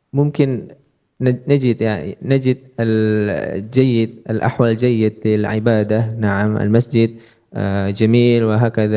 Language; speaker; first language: Arabic; non-native, learner; Indonesian